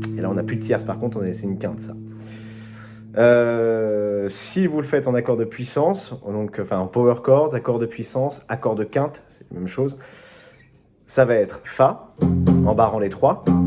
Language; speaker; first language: French; native; French